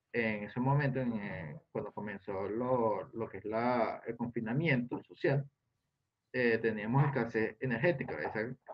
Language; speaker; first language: Spanish; native; Spanish